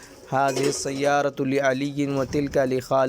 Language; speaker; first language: Arabic; non-native, fluent; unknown